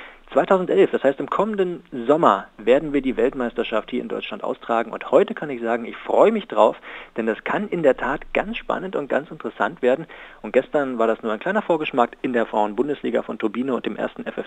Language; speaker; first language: German; native; German